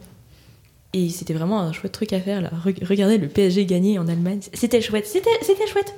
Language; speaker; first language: French; native; French